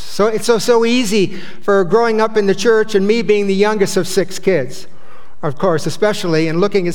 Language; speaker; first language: English; native; English